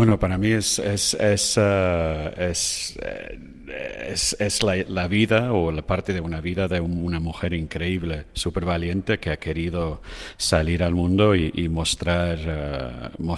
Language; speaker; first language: Spanish; non-native, fluent; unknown